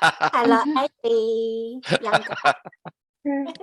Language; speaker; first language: English; non-native, learner; Chinese